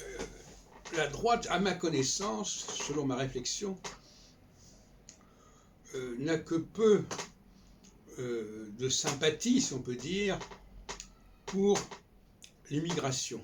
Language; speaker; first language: French; native; French